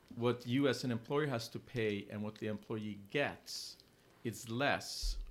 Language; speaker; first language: English; non-native, fluent; Swedish